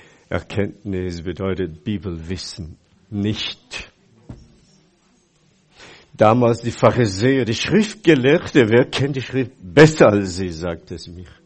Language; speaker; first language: German; non-native, fluent; Chinese